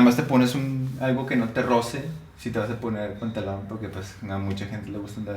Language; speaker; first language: Spanish; native; Spanish